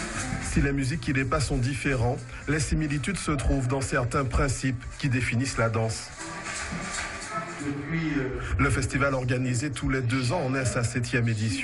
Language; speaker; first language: French; native; French